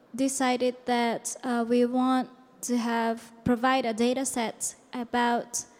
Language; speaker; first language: English; non-native, fluent; Japanese